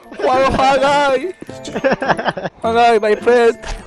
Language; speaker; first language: English; non-native, learner; Korean